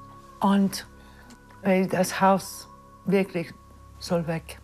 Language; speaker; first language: German; non-native, learner; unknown